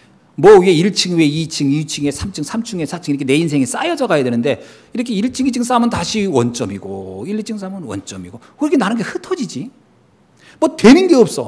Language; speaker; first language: Korean; native; Korean